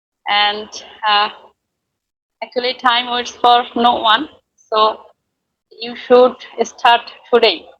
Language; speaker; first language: English; non-native, learner; Bangla